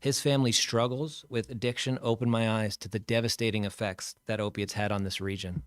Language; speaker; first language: English; native; English